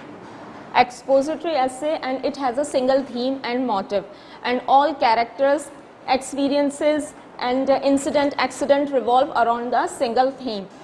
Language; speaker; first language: English; non-native, local second language; Urdu